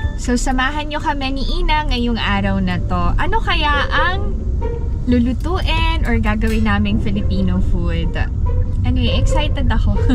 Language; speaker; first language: Filipino; native; Filipino